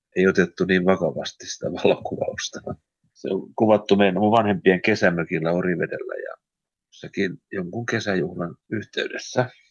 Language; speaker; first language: Finnish; early bilingual, heritage; Finnish